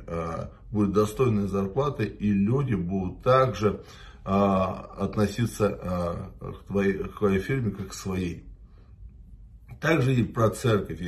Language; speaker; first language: Russian; native; Russian